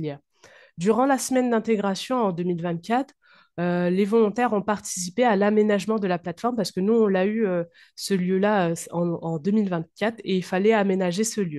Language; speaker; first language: French; native; French